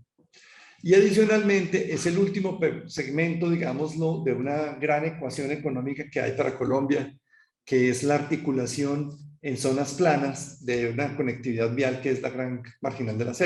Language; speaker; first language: Spanish; native; Spanish